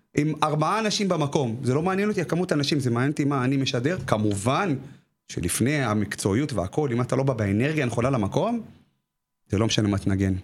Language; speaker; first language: Hebrew; native; Hebrew